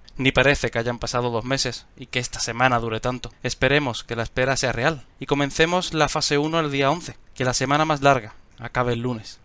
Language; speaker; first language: Spanish; native; Spanish